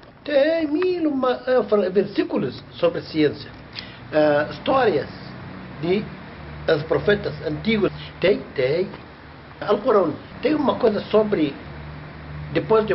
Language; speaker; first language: Portuguese; non-native, learner; Arabic